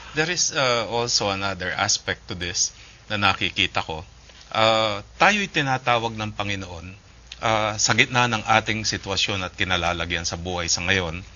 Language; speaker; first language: Filipino; native; Filipino